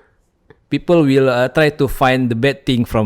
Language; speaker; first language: English; non-native, learner; Indonesian